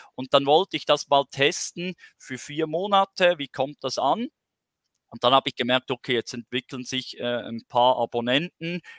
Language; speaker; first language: German; native; German